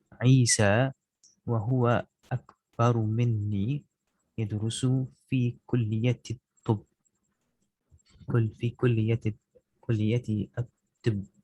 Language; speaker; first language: Arabic; non-native, learner; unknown